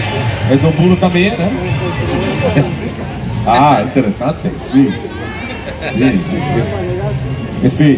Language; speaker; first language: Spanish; non-native, learner; English